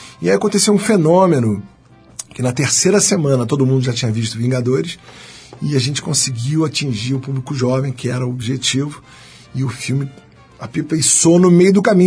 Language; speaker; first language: Portuguese; native; Portuguese